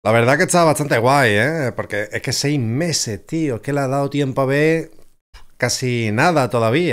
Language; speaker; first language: Spanish; native; Spanish